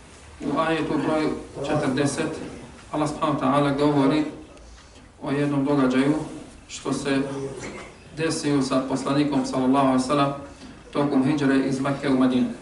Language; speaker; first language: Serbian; non-native, fluent; Arabic